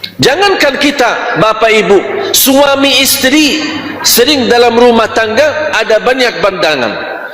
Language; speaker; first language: Malay; non-native, fluent; Arabic